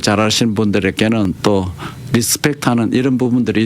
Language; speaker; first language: Korean; native; Korean